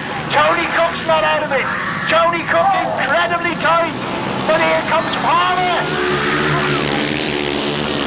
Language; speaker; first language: English; native; English